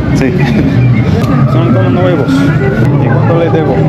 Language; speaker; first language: Spanish; non-native, fluent; English